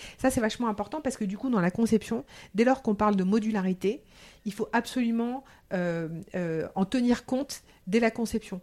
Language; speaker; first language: French; early bilingual, heritage; French